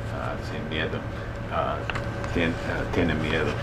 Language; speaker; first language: Spanish; early bilingual, heritage; Spanish